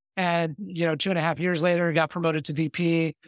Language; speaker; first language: English; native; English